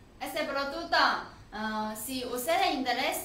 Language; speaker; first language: Spanish; non-native, learner; Chinese